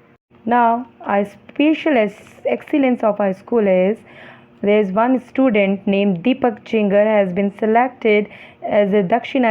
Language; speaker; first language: English; non-native, local second language; Hindi